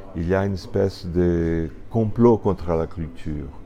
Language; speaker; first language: French; non-native, fluent; Portuguese